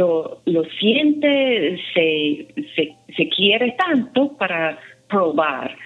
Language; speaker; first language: Spanish; non-native, fluent; English